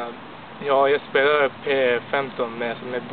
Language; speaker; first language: Swedish; non-native, fluent; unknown